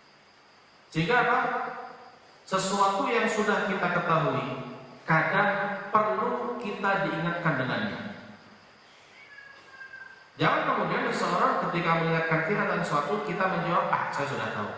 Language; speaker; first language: Indonesian; native; Indonesian